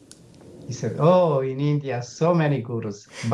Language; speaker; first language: English; non-native, fluent; Italian